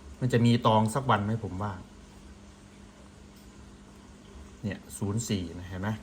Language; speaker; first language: Thai; native; Thai